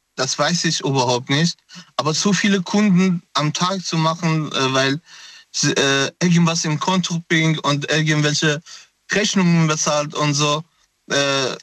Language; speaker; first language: German; non-native, learner; Persian